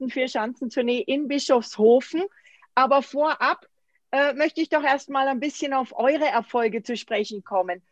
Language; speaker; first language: German; native; German